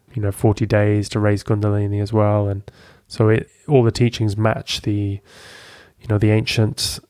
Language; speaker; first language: English; native; English